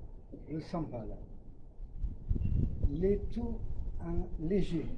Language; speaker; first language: French; native; French